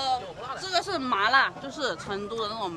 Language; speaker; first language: Chinese; native; Chinese